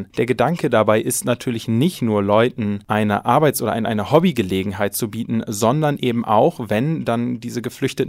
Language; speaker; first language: German; native; German